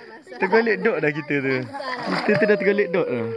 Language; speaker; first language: Malay; native; Malay